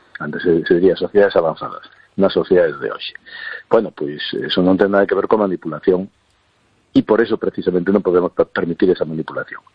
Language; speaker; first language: Galician; non-native, local second language; Spanish